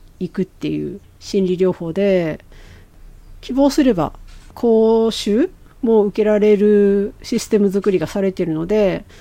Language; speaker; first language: Japanese; native; Japanese